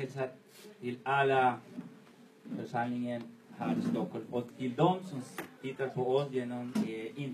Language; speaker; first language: Swedish; non-native, fluent; Spanish